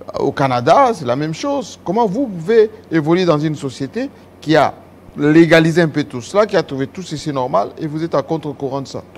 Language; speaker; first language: French; non-native, local second language; Lingala